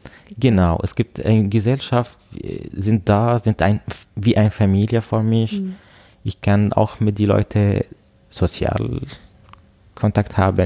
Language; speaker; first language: German; non-native, learner; Arabic